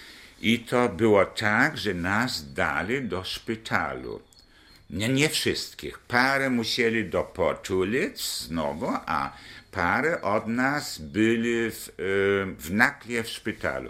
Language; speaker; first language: Polish; non-native, local second language; German